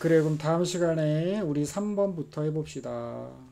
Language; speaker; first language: Korean; native; Korean